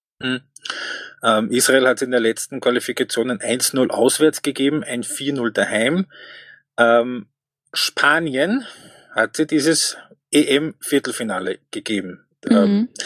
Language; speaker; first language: German; native; German